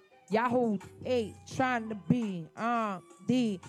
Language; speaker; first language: English; native; English